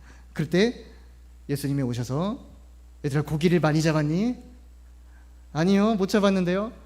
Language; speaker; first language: Korean; native; Korean